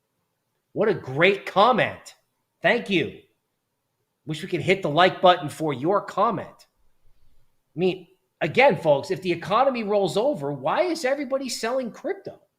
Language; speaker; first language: English; native; English